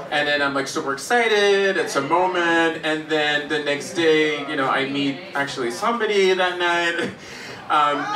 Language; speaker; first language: English; non-native, fluent; French